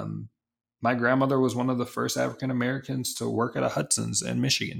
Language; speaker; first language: English; native; English